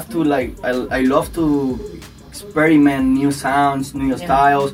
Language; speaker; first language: English; non-native, learner; Spanish